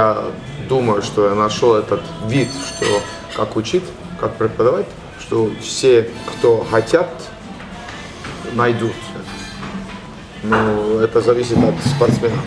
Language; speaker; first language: Russian; non-native, learner; Estonian